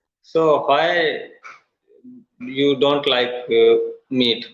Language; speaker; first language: English; non-native, learner; Hindi